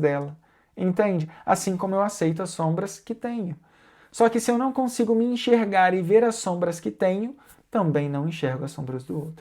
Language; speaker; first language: Portuguese; native; Portuguese